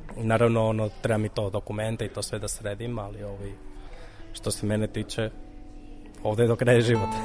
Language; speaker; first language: Serbian; non-native, fluent; Catalan